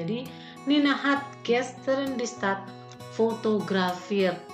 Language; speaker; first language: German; non-native, fluent; Indonesian